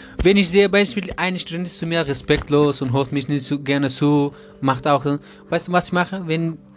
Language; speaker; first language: German; non-native, learner; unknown